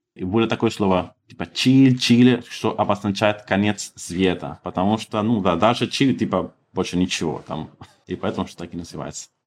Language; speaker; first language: Russian; non-native, fluent; Spanish